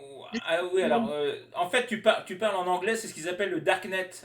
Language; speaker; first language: French; native; French